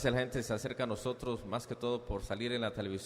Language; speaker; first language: Spanish; native; Spanish